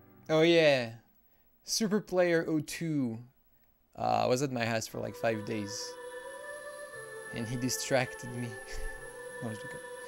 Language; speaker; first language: English; non-native, fluent; French